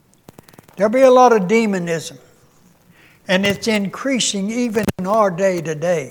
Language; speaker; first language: English; native; English